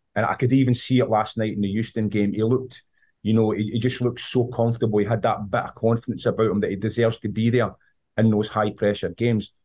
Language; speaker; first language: English; native; English